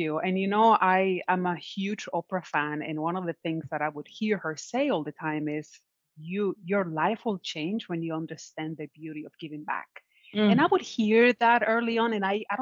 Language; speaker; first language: English; non-native, fluent; Spanish